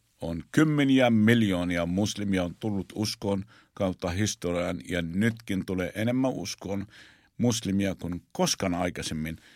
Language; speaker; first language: Finnish; non-native, fluent; Arabic